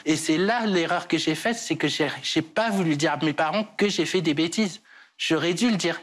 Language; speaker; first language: French; early bilingual, other home language; Portuguese